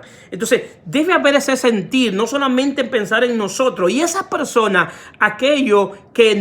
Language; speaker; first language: Spanish; native; Spanish